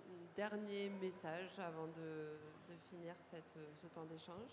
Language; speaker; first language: French; native; French